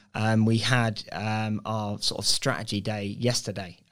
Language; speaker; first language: English; native; English